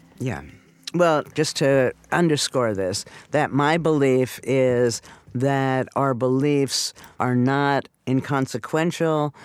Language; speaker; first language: English; native; English